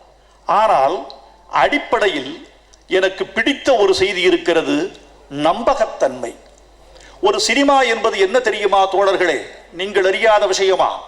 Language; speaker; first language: Tamil; native; Tamil